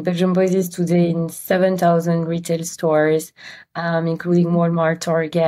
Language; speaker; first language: English; non-native, fluent; Dutch